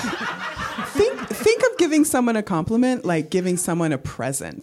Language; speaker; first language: English; native; English